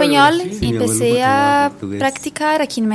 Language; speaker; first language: Spanish; non-native, learner; Portuguese